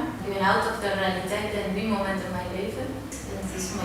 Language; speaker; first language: Dutch; non-native, learner; Spanish